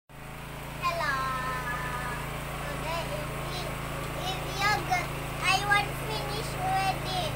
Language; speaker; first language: English; non-native, learner; Malay